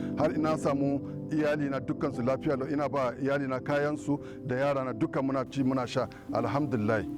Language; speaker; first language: Hausa; non-native, local second language; Kanuri